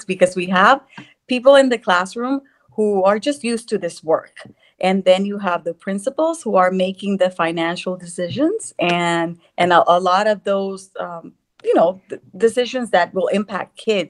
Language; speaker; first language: English; non-native, fluent; Spanish